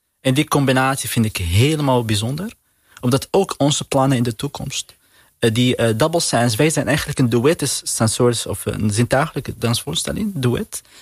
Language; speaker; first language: Dutch; non-native, learner; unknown